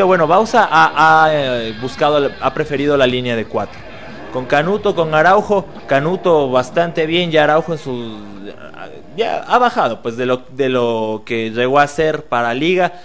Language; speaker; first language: Spanish; native; Spanish